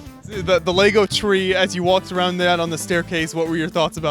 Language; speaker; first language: English; native; English